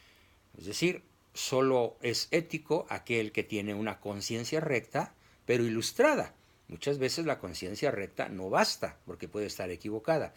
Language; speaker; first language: Spanish; native; Spanish